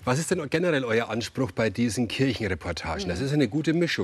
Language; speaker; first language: German; native; German